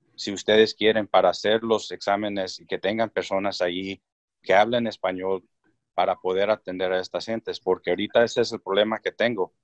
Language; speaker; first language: Spanish; early bilingual, heritage; Spanish